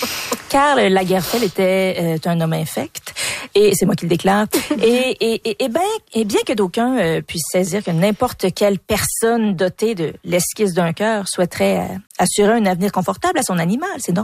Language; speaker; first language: French; native; French